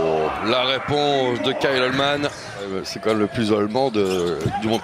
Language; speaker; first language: French; native; French